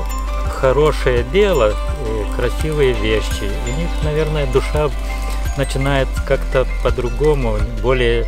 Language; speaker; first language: Russian; non-native, fluent; Lithuanian